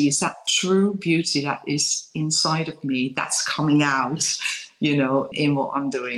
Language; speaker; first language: English; non-native, fluent; Dutch